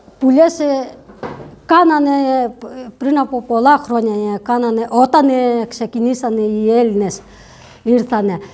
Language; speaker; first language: Greek; non-native, fluent; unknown